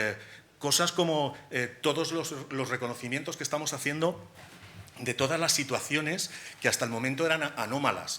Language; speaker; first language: Spanish; native; Spanish